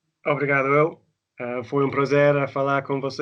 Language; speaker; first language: Portuguese; non-native, fluent; English